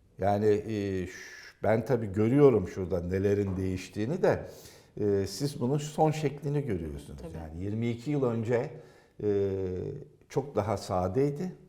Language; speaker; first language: Turkish; native; Turkish